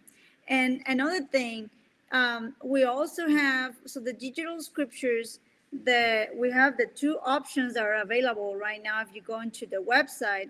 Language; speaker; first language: English; non-native, fluent; Spanish